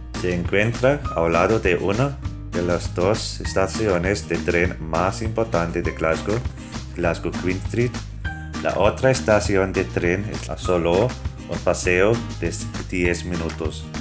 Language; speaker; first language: Spanish; non-native, fluent; English